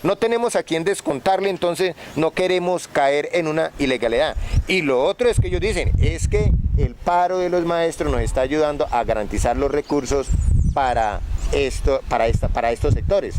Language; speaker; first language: Spanish; native; Spanish